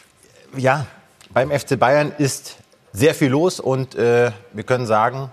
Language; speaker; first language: German; native; German